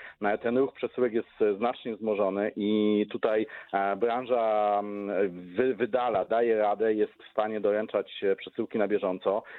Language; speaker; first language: Polish; native; Polish